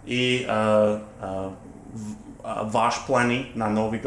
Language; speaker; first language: Russian; non-native, learner; English